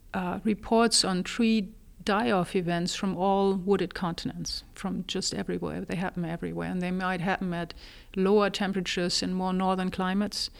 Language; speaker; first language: English; non-native, fluent; German